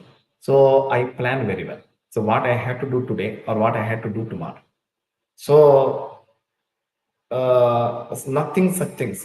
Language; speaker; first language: English; non-native, local second language; Tulu